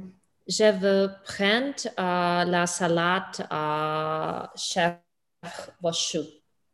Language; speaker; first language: French; non-native, learner; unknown